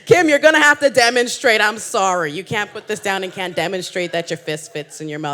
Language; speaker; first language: English; native; English